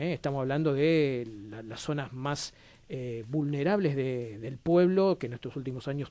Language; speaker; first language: Spanish; native; Spanish